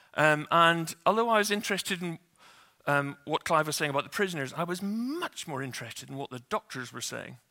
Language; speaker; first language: English; native; English